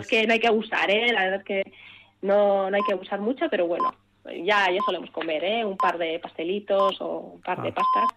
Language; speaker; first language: Spanish; early bilingual, other home language; Arabic